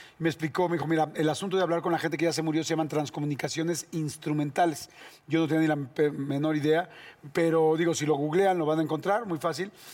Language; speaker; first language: Spanish; native; Spanish